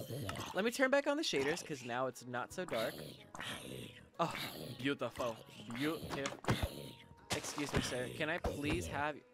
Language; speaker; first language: English; native; English